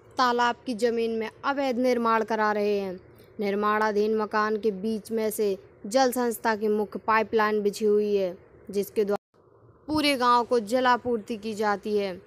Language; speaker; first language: Hindi; native; Hindi